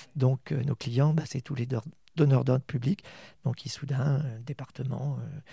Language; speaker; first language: French; native; French